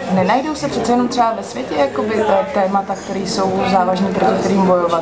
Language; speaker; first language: Czech; native; Czech